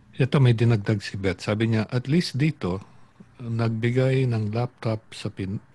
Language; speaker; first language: Filipino; native; Filipino